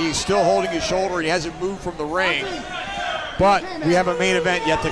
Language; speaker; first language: English; native; English